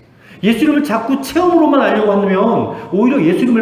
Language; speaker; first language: Korean; native; Korean